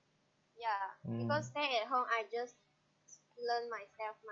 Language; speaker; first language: English; non-native, learner; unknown